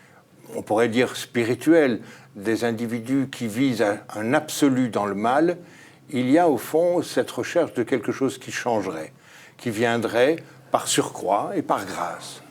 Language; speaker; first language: French; native; French